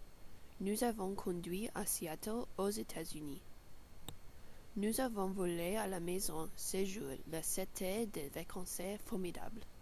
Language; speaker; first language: French; non-native, learner; English